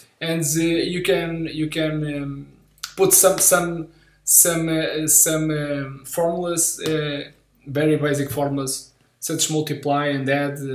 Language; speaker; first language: English; non-native, learner; Portuguese